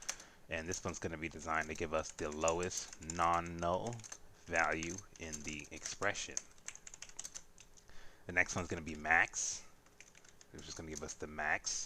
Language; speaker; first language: English; native; English